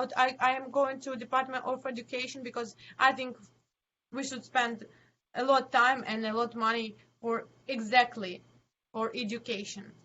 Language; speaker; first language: English; non-native, learner; Ukrainian